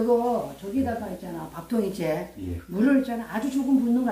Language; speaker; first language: Korean; native; Korean